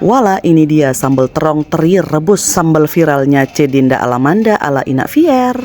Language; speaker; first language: Indonesian; non-native, local second language; Sasak